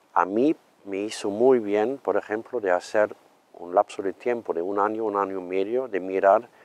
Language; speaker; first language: Spanish; non-native, fluent; German